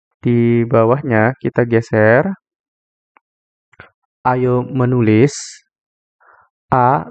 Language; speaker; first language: Indonesian; native; Indonesian